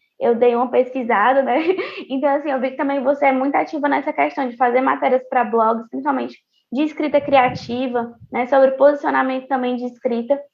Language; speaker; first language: Portuguese; native; Portuguese